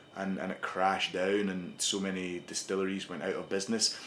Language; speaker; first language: English; native; English